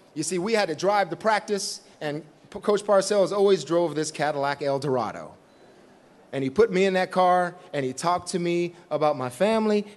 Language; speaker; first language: English; native; English